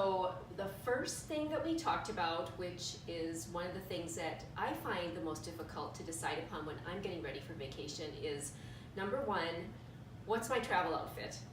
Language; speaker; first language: English; native; English